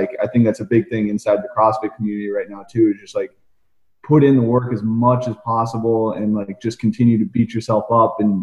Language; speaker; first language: English; native; English